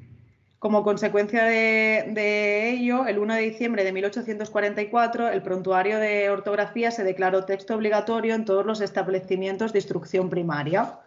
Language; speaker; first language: Spanish; native; Spanish